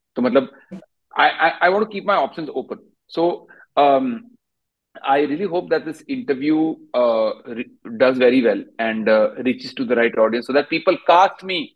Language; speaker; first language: Hindi; native; Hindi